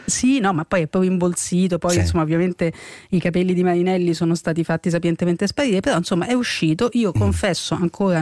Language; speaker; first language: Italian; native; Italian